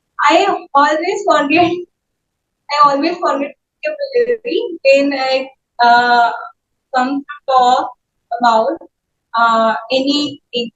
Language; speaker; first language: English; non-native, learner; Hindi